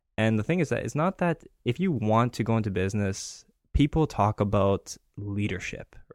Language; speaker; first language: English; early bilingual, other home language; Greek